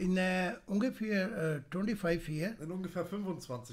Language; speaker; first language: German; non-native, learner; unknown